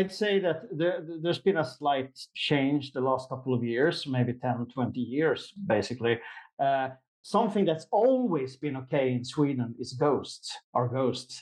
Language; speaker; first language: English; non-native, fluent; Swedish